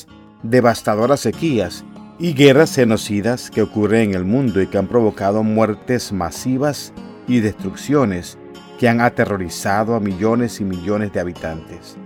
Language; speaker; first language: Spanish; native; Spanish